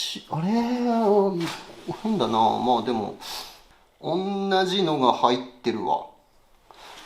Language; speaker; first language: Japanese; native; Japanese